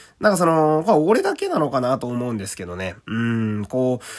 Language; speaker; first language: Japanese; native; Japanese